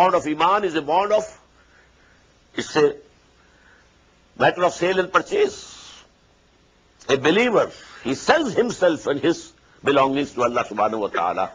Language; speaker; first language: English; non-native, local second language; Urdu